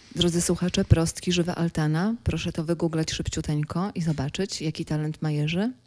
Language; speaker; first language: Polish; native; Polish